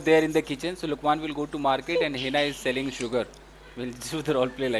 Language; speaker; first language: English; non-native, fluent; Hindi